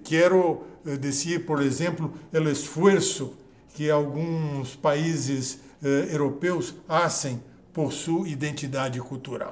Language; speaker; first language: Spanish; non-native, fluent; Portuguese